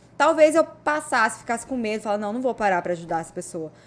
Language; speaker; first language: Portuguese; native; Portuguese